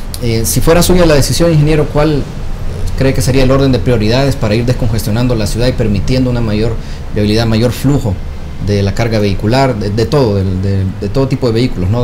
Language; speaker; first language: Spanish; native; Spanish